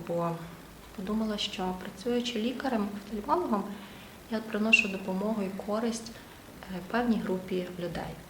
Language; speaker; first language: Ukrainian; native; Ukrainian